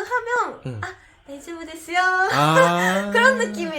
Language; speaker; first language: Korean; non-native, learner; Japanese